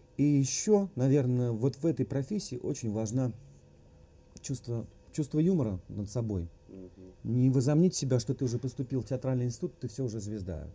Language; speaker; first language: Russian; native; Russian